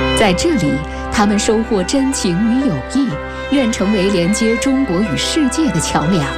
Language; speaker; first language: Chinese; native; Chinese